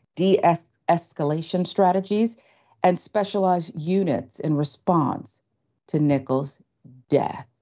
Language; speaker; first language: English; native; English